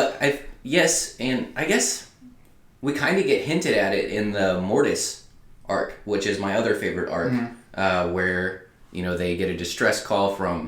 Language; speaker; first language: English; native; English